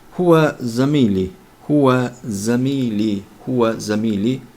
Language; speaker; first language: Arabic; non-native, fluent; Turkish